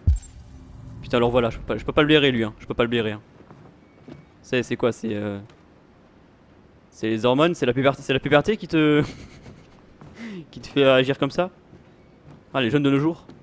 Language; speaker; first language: French; native; French